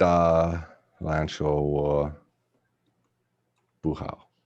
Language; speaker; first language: Chinese; non-native, learner; English